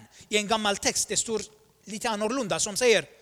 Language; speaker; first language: Swedish; non-native, fluent; Armenian